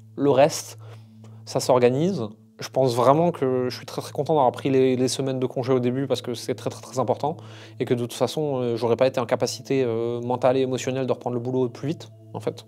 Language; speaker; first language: French; native; French